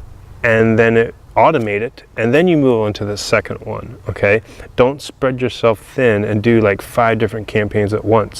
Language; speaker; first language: English; native; English